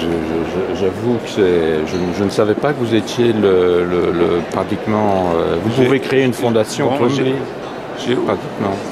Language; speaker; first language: French; native; French